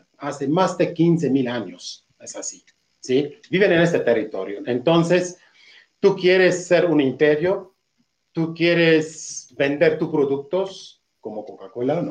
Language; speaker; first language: Spanish; non-native, fluent; Kurdish